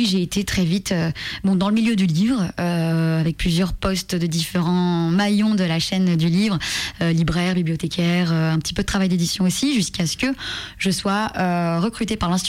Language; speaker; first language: French; non-native, local second language; Armenian